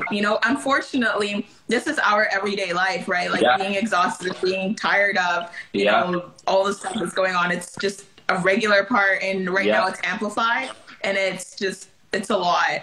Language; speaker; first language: English; early bilingual, other home language; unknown